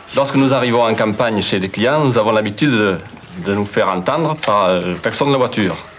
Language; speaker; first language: French; native; French